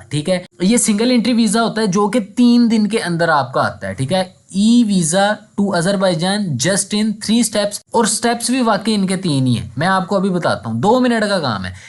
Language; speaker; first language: Urdu; non-native, local second language; Punjabi